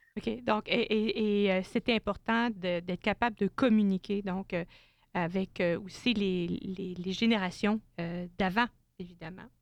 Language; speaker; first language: French; native; French